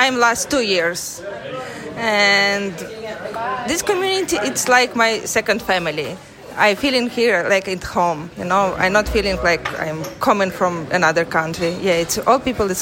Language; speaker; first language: English; non-native, fluent; Ukrainian